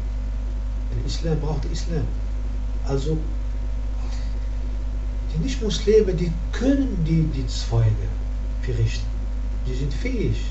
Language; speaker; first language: German; non-native, fluent; Arabic